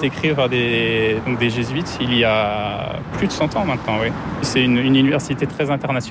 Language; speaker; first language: French; native; French